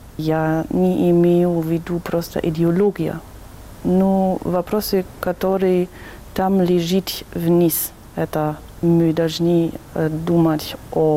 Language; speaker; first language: Russian; non-native, learner; German